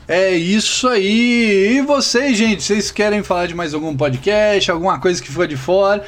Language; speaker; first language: Portuguese; native; Portuguese